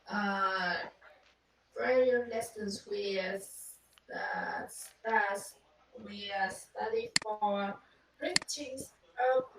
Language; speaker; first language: English; non-native, learner; Vietnamese